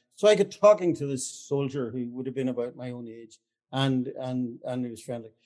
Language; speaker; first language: English; native; English